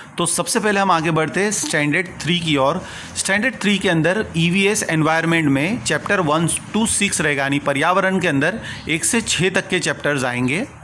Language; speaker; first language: Hindi; non-native, local second language; Gujarati